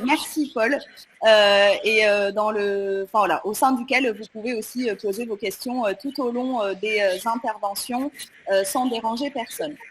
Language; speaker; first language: French; native; French